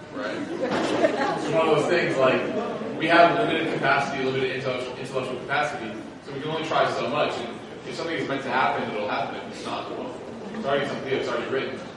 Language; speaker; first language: English; native; English